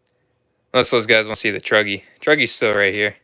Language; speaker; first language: English; native; English